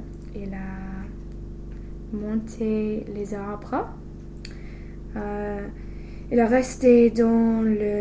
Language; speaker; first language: French; non-native, learner; English